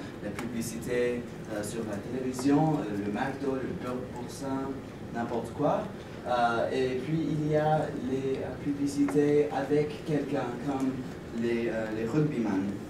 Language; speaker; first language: French; non-native, learner; English